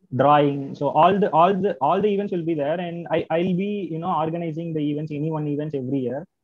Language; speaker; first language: English; non-native, local second language; Tamil